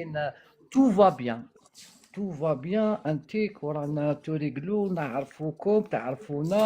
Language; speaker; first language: Arabic; native; Arabic